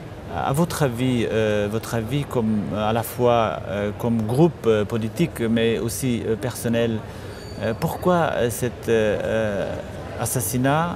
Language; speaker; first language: French; non-native, fluent; Kurdish